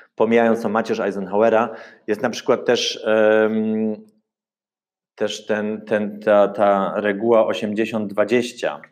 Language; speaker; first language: Polish; early bilingual, heritage; Polish